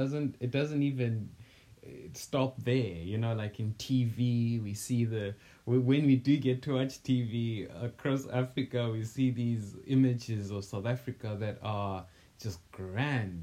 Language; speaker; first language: English; non-native, local second language; North Ndebele